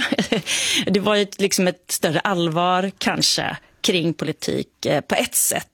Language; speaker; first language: Swedish; native; Swedish